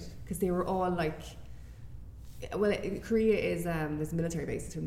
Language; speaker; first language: English; native; English